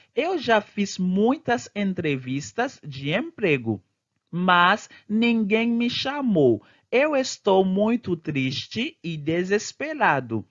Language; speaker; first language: Portuguese; non-native, learner; Haitian Creole